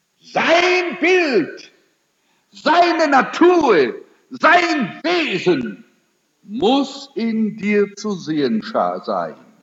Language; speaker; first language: German; early bilingual, heritage; German